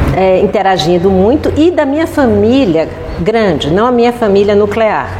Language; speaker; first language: Portuguese; native; Portuguese